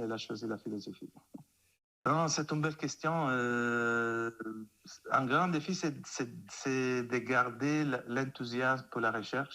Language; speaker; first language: French; non-native, fluent; Italian